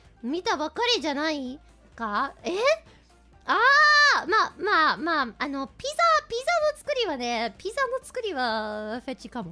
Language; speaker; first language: Japanese; non-native, fluent; English